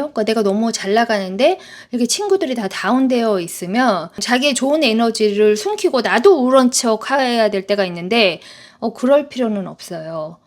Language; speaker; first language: Korean; native; Korean